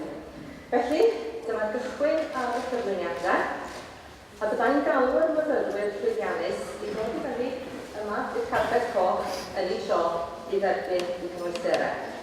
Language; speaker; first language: Welsh; native; Welsh